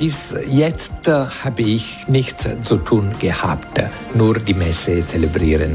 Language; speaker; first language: German; non-native, learner; Italian